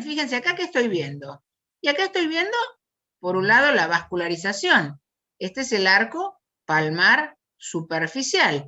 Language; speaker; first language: Spanish; native; Spanish